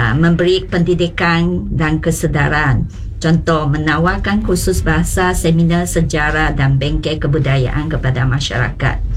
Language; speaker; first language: Malay; non-native, local second language; Chinese